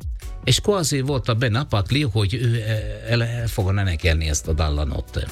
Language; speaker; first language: Hungarian; non-native, learner; Italian